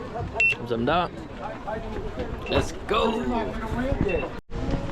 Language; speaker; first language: Korean; non-native, fluent; Dutch